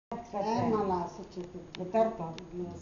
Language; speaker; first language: Hebrew; non-native, learner; Arabic